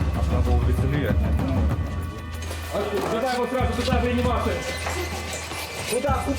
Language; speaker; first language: Russian; native; Russian